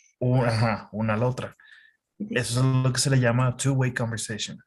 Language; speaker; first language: Spanish; non-native, fluent; English